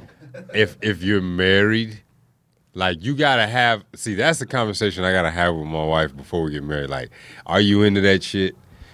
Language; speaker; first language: English; native; English